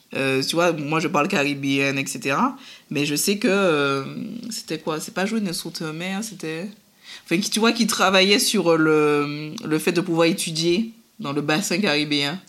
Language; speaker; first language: French; native; French